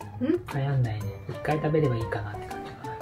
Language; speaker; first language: Japanese; native; Japanese